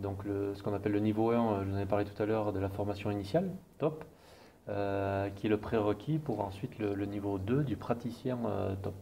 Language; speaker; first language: French; native; French